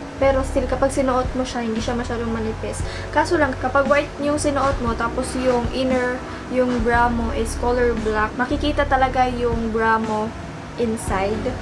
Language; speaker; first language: Filipino; non-native, local second language; Cebuano